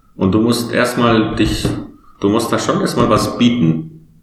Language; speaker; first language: German; non-native, fluent; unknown